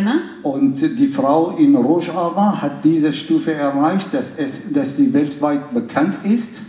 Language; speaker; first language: German; non-native, fluent; Kurdish